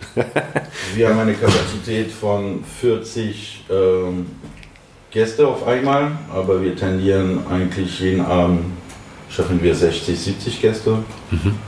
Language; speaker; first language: German; non-native, fluent; French